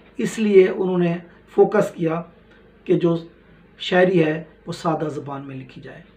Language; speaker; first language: Urdu; non-native, local second language; Punjabi